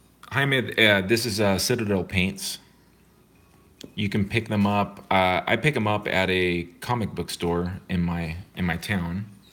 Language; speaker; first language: English; early bilingual, other home language; Spanish